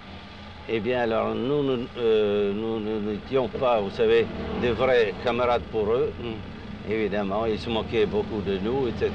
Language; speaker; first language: French; non-native, fluent; Russian